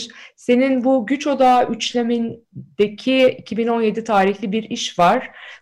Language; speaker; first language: Turkish; native; Turkish